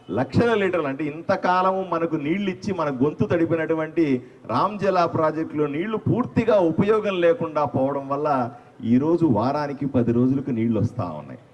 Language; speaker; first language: Telugu; native; Telugu